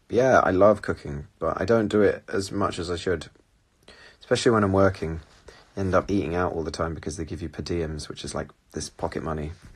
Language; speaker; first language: English; native; English